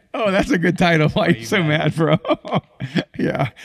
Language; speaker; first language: English; early bilingual, other home language; Spanish